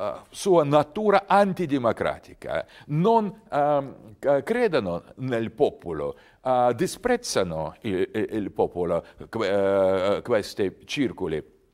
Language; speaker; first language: Italian; non-native, learner; Russian